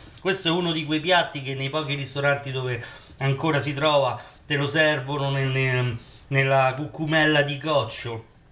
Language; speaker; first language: Italian; native; Italian